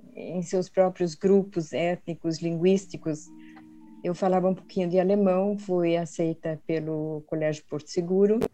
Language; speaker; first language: Portuguese; early bilingual, other home language; Swedish